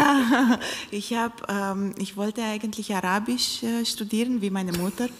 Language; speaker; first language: German; non-native, fluent; Romanian